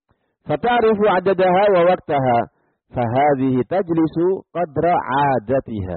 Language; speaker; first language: Arabic; non-native, fluent; Indonesian